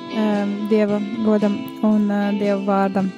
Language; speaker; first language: Latvian; native; Latvian